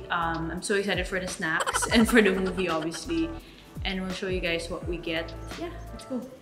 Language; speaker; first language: English; non-native, local second language; Filipino